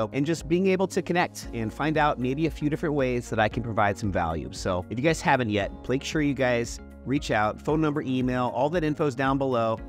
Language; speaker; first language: English; native; English